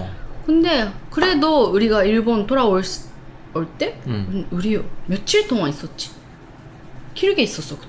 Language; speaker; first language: Korean; non-native, learner; Japanese